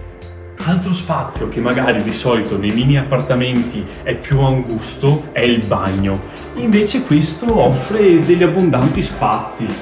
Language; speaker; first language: Italian; native; Italian